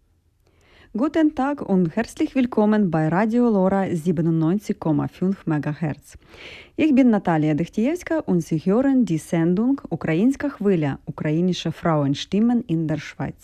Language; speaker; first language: German; non-native, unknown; Ukrainian